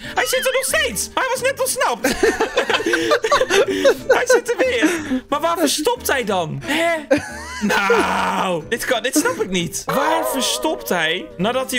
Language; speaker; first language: Dutch; native; Dutch